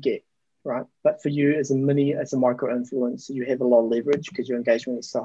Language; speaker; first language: English; native; English